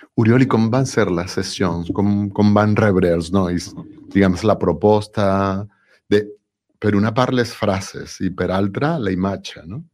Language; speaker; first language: Catalan; non-native, local second language; Spanish